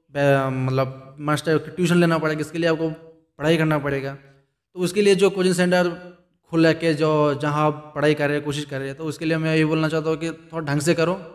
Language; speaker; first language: Hindi; non-native, local second language; Bangla